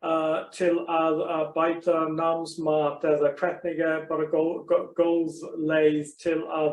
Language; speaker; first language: Icelandic; non-native, fluent; English